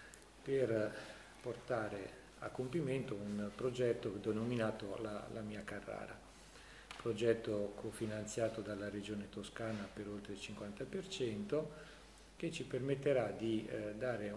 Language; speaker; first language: Italian; native; Italian